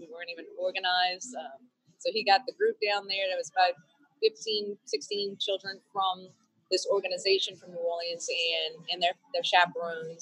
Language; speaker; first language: English; native; English